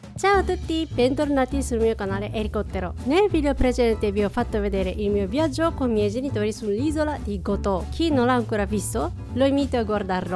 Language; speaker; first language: Italian; non-native, fluent; Japanese